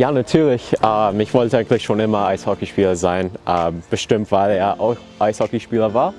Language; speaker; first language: German; early bilingual, heritage; German